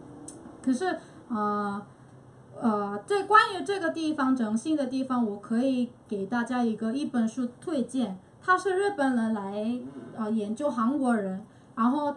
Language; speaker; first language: Chinese; non-native, fluent; Korean